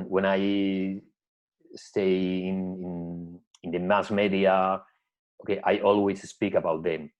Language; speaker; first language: English; non-native, learner; Spanish